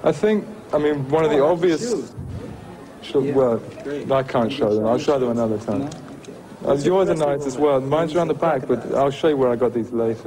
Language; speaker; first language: English; native; English